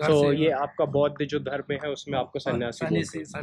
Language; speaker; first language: Hindi; native; Hindi